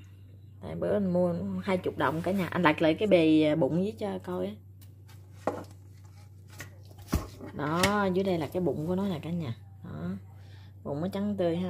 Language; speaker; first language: Vietnamese; native; Vietnamese